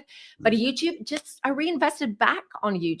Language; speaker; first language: English; native; English